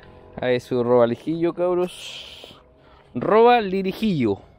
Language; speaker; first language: Spanish; native; Spanish